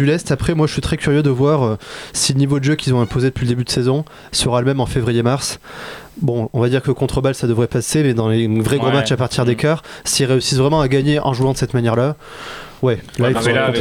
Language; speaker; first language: French; native; French